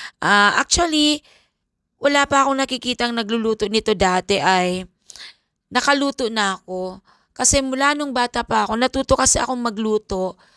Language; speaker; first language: Filipino; non-native, local second language; Bikol